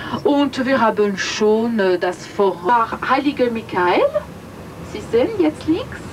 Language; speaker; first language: German; non-native, fluent; French